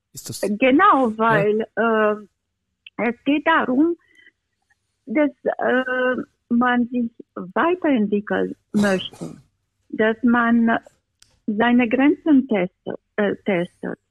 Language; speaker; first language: German; non-native, fluent; Romanian